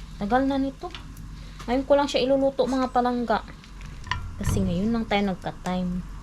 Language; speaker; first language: Filipino; non-native, local second language; Cebuano